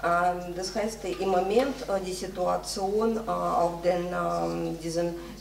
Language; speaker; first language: German; non-native, fluent; Russian